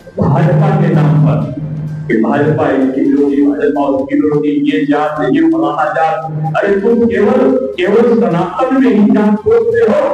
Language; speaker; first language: Hindi; native; Hindi